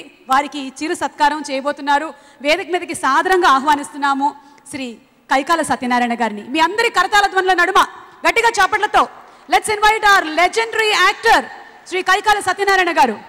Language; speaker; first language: Telugu; native; Telugu